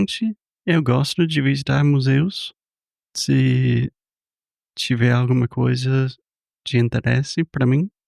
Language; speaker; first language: Portuguese; non-native, fluent; English